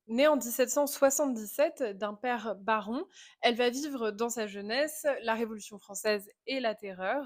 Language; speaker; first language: French; native; French